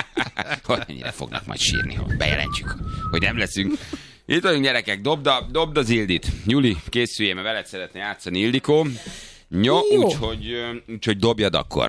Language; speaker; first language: Hungarian; native; Hungarian